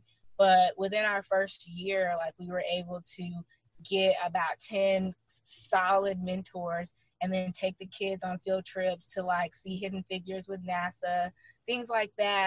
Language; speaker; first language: English; native; English